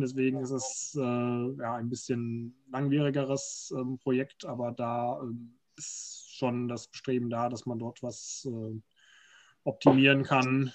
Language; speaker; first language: German; native; German